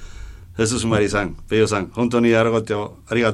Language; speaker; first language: Japanese; non-native, learner; Spanish